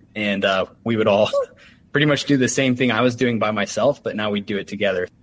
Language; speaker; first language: English; native; English